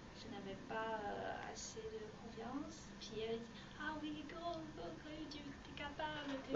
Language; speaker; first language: French; non-native, learner; Chinese